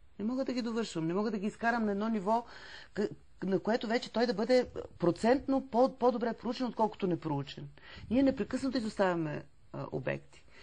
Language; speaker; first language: Bulgarian; native; Bulgarian